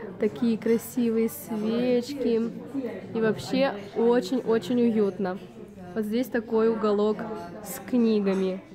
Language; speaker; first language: Russian; native; Russian